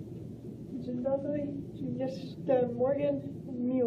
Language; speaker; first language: Polish; non-native, learner; English